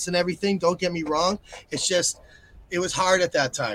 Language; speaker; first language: English; native; English